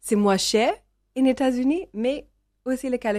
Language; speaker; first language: French; non-native, learner; English